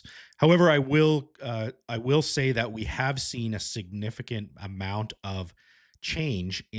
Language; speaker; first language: English; native; English